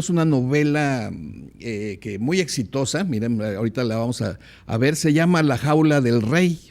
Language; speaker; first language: Spanish; native; Spanish